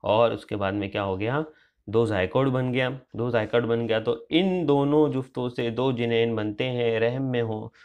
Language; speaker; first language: Urdu; native; Urdu